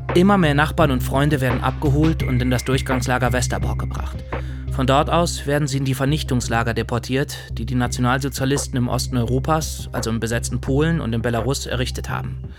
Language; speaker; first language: German; native; German